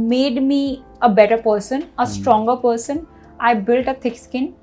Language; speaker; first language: English; non-native, local second language; Hindi